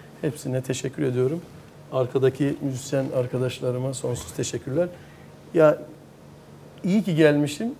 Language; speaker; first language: Turkish; early bilingual, heritage; Turkish